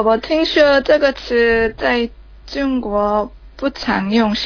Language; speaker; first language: Chinese; non-native, learner; Korean